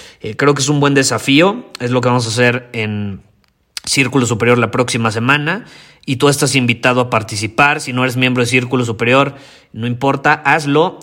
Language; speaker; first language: Spanish; native; Spanish